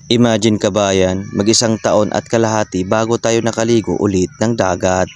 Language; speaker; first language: Filipino; non-native, local second language; Cebuano